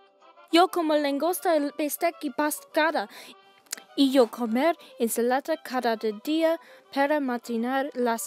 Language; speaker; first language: Spanish; non-native, learner; English